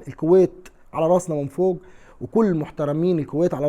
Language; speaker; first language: Arabic; native; Arabic